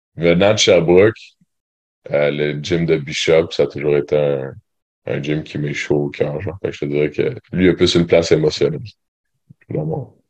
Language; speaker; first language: French; native; French